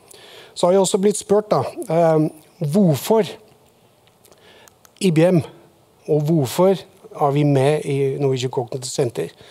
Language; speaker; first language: Norwegian; non-native, fluent; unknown